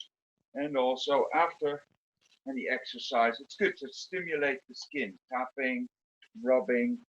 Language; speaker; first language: English; native; English